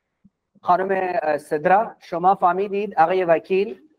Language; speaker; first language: Persian; non-native, fluent; Urdu